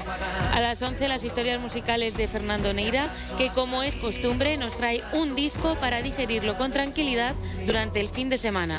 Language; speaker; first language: Spanish; native; Spanish